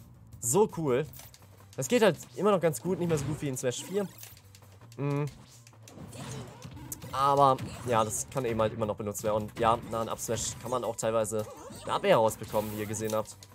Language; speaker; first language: German; native; German